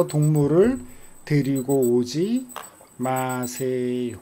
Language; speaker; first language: Korean; native; Korean